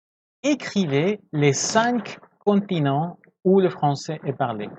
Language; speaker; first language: French; non-native, fluent; Spanish